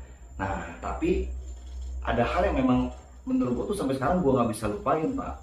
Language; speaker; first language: Indonesian; native; Indonesian